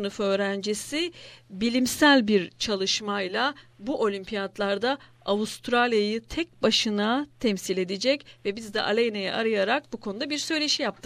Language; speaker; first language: Turkish; native; Turkish